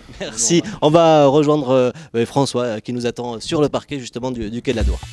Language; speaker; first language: French; native; French